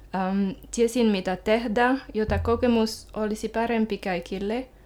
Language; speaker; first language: Finnish; non-native, learner; French